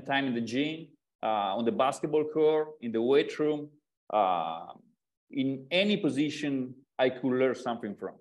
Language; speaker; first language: English; non-native, fluent; Italian